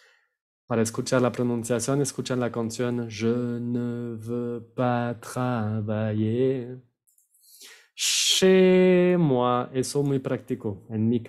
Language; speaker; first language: Spanish; non-native, fluent; French